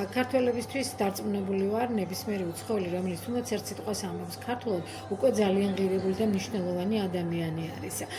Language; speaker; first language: Georgian; native; Georgian